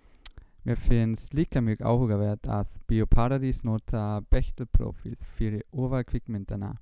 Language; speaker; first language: Icelandic; non-native, learner; German